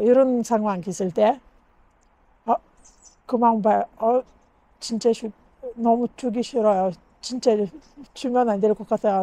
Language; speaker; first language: Korean; non-native, learner; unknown